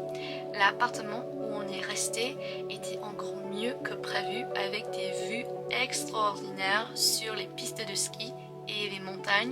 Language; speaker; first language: French; non-native, fluent; English